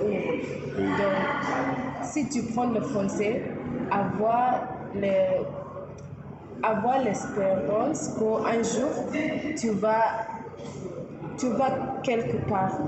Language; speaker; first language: French; non-native, learner; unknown